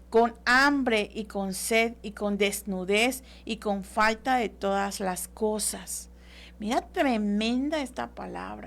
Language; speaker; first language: Spanish; native; Spanish